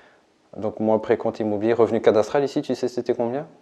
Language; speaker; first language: French; native; French